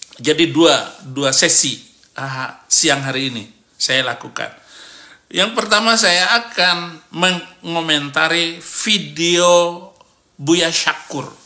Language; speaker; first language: Indonesian; native; Indonesian